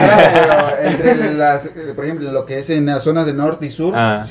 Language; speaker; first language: Spanish; native; Spanish